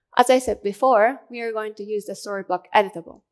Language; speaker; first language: English; non-native, fluent; Japanese